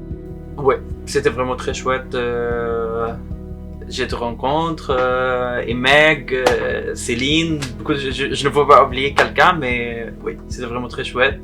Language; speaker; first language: French; non-native, learner; Arabic